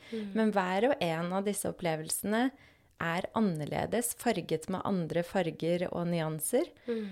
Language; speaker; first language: Norwegian; early bilingual, other home language; Polish